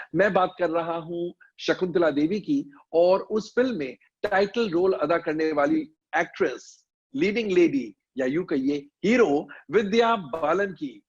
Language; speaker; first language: Hindi; native; Hindi